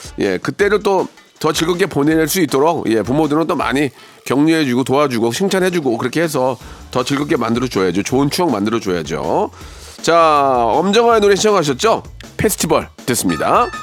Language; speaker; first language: Korean; native; Korean